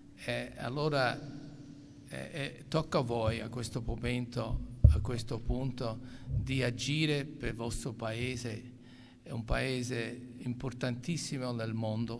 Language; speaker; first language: Italian; non-native, local second language; English